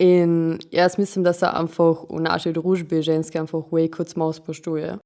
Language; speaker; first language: Slovenian; non-native, local second language; German